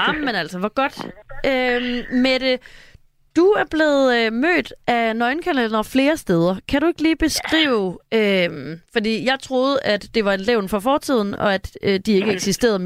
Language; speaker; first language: Danish; native; Danish